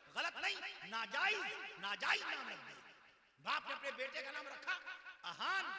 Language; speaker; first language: Urdu; native; Urdu